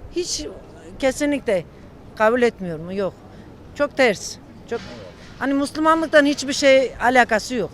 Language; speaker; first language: Turkish; non-native, fluent; Georgian